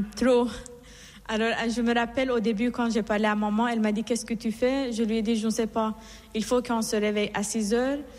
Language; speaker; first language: French; non-native, fluent; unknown